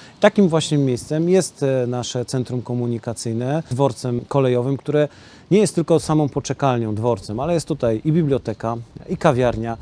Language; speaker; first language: Polish; native; Polish